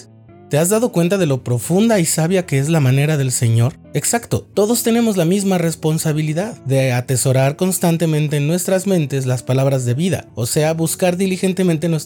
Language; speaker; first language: Spanish; native; Spanish